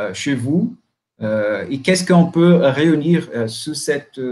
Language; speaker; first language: French; non-native, fluent; Portuguese